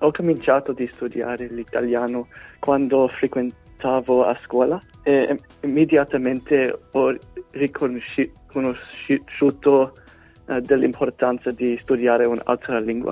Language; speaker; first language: Italian; non-native, fluent; English